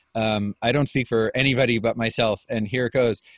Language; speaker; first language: English; native; English